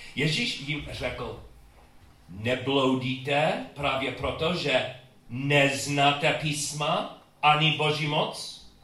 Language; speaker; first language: Czech; non-native, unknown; English